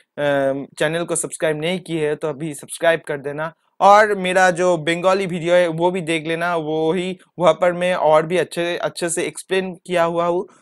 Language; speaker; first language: Hindi; non-native, local second language; Bangla